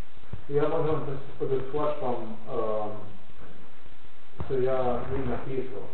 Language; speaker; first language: Polish; non-native, learner; Croatian